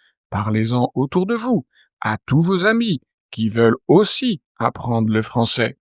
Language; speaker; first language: French; native; French